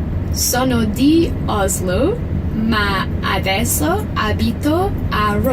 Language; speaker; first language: Italian; non-native, learner; English